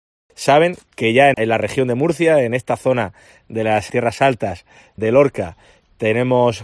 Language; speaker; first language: Spanish; native; Spanish